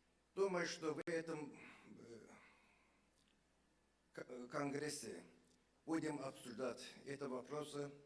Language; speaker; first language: Russian; non-native, fluent; Azerbaijani